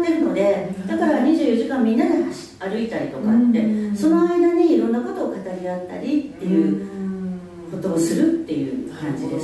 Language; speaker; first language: Japanese; native; Japanese